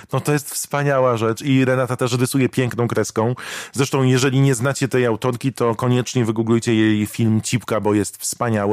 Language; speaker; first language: Polish; native; Polish